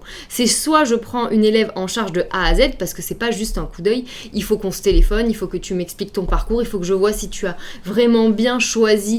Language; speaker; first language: French; native; French